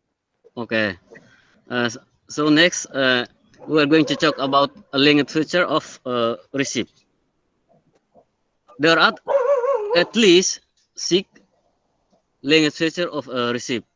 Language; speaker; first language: English; non-native, learner; Indonesian